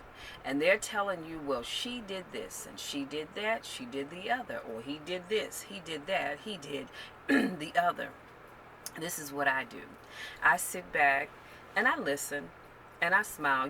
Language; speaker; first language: English; native; English